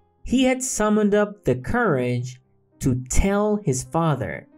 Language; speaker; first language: English; non-native, fluent; Central Kurdish